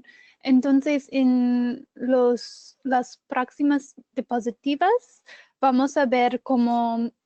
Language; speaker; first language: Spanish; non-native, learner; English